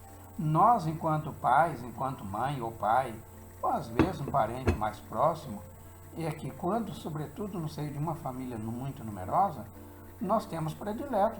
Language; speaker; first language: Portuguese; native; Portuguese